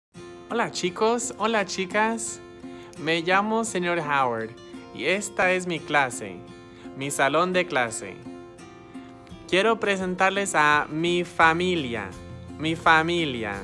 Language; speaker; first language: Spanish; non-native, fluent; English